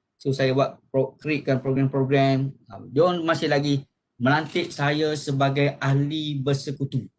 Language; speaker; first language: Malay; native; Malay